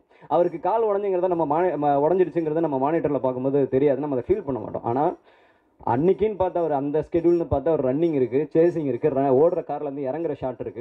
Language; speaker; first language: Tamil; native; Tamil